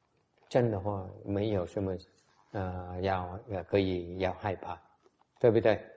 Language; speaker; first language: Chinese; non-native, fluent; Vietnamese